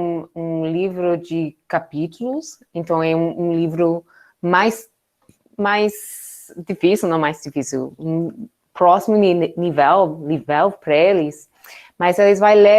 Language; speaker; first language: Portuguese; non-native, learner; English